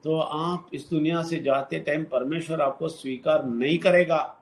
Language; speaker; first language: Hindi; non-native, local second language; Telugu